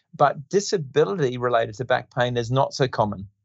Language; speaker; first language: English; native; English